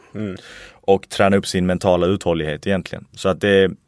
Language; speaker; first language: Swedish; native; Swedish